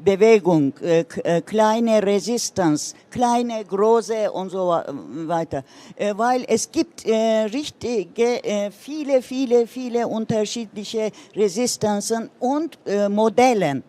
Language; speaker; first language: German; non-native, learner; Turkish